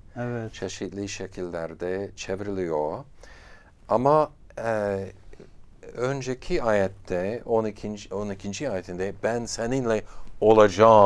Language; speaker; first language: Turkish; non-native, fluent; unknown